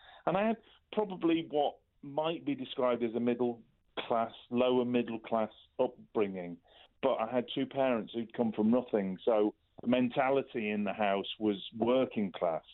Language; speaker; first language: English; native; English